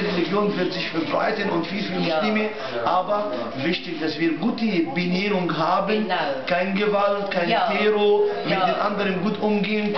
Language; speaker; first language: German; non-native, learner; Arabic